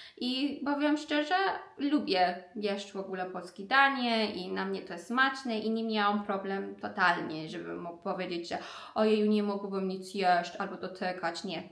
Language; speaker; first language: Polish; non-native, learner; Persian